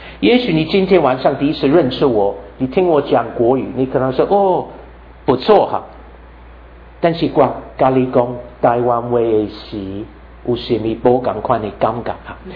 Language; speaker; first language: Chinese; non-native, fluent; English